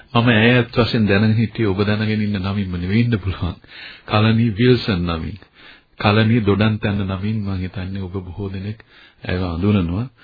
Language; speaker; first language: Sinhala; native; Sinhala